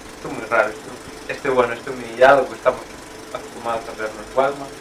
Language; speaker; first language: Spanish; non-native, local second language; Galician